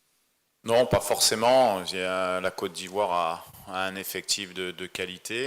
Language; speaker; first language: French; native; French